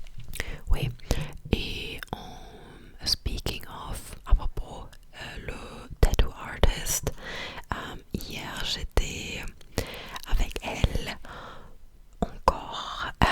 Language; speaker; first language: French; non-native, learner; English